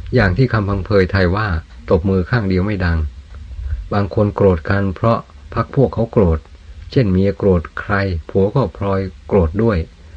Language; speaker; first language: Thai; native; Thai